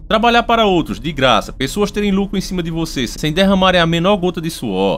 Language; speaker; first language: Portuguese; native; Portuguese